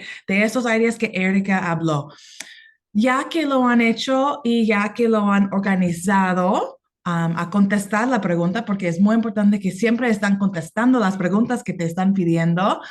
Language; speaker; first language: Spanish; non-native, fluent; English